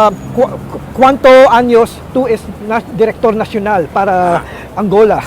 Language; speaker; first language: Spanish; non-native, learner; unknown